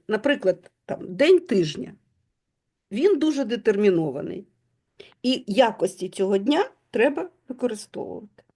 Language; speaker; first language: Ukrainian; non-native, local second language; Russian